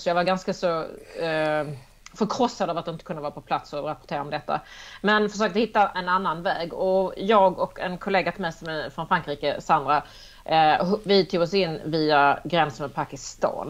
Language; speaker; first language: Swedish; native; Swedish